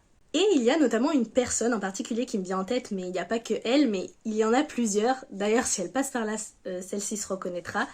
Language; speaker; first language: French; native; French